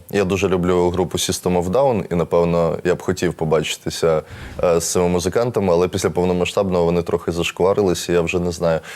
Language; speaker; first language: Ukrainian; non-native, local second language; Russian